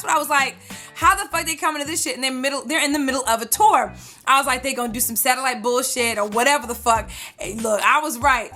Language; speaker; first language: English; native; English